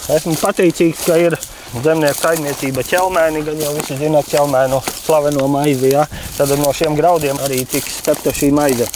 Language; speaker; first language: Latvian; native; Latvian